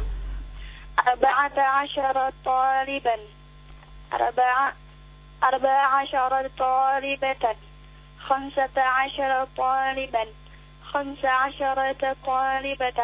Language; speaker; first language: Arabic; non-native, learner; Indonesian